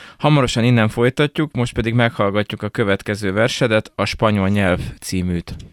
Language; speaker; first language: Hungarian; native; Hungarian